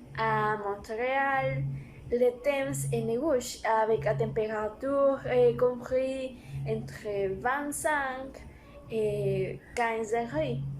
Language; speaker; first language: French; non-native, learner; Spanish